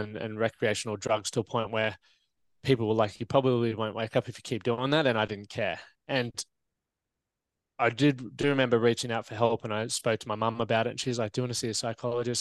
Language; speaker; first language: English; native; English